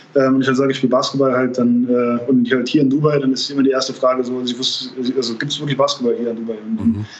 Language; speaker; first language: German; native; German